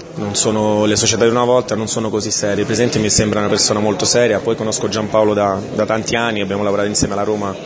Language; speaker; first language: Italian; non-native, fluent; Portuguese